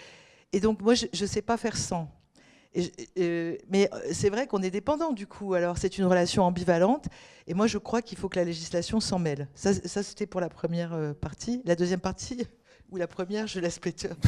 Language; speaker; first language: French; native; French